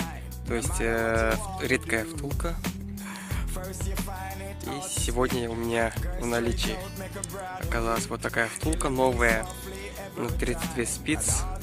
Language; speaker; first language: Russian; non-native, local second language; Kazakh